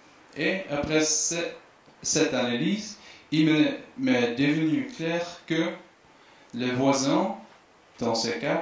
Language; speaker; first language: French; non-native, fluent; Dutch